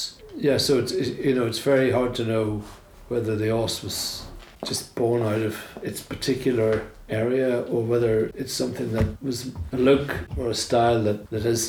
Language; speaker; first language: English; native; English